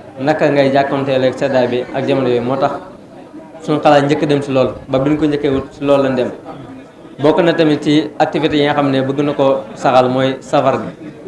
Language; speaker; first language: Wolof; native; Wolof